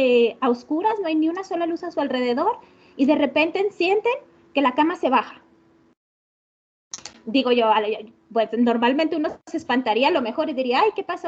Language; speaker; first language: Spanish; native; Spanish